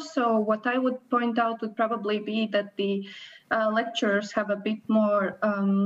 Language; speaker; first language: English; non-native, fluent; Latvian